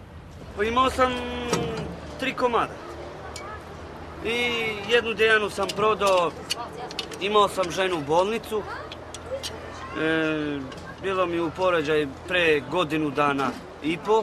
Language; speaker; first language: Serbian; non-native, local second language; Romany